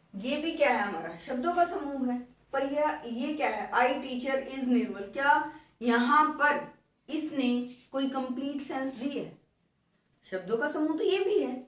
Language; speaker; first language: Hindi; native; Hindi